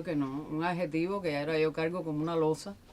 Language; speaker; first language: Spanish; native; Spanish